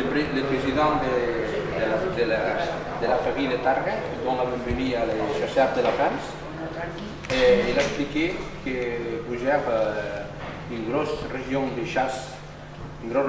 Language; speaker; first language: French; non-native, learner; Catalan